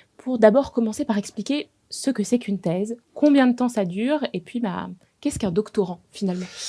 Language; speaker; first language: French; native; French